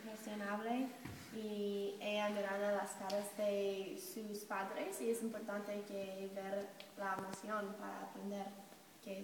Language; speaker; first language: Spanish; non-native, learner; English